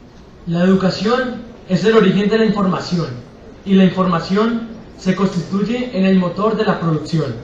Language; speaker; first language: Spanish; native; Spanish